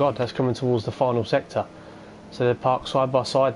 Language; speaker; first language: English; native; English